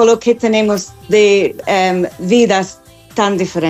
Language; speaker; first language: Spanish; non-native, fluent; English